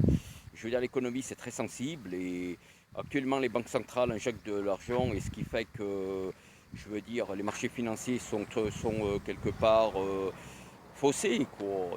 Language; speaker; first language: French; native; French